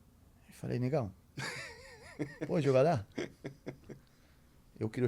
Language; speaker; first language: Portuguese; non-native, learner; Spanish